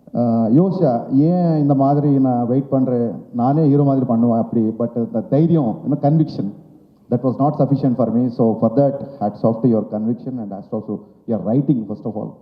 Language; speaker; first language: Tamil; non-native, learner; Telugu